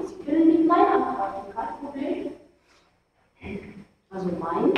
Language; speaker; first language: German; non-native, fluent; Arabic